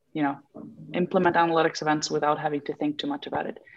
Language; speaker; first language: English; non-native, fluent; Icelandic